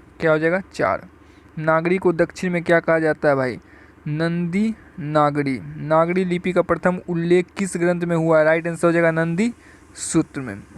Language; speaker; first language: Hindi; native; Hindi